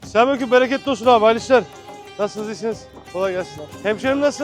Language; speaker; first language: Turkish; native; Turkish